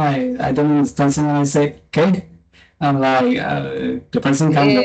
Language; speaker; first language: English; non-native, fluent; Spanish